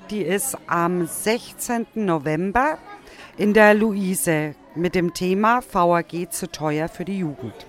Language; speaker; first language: German; native; German